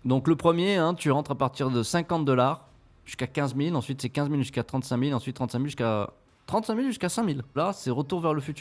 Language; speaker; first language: French; native; French